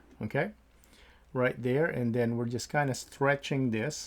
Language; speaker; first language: English; native; English